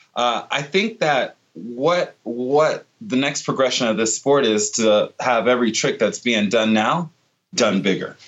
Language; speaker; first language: English; native; English